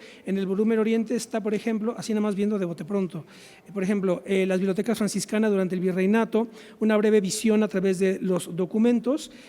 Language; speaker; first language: Spanish; native; Spanish